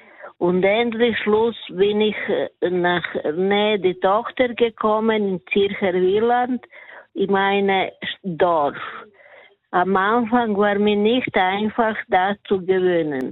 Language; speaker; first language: German; non-native, learner; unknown